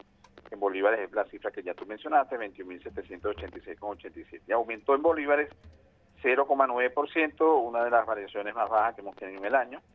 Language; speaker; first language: Spanish; native; Spanish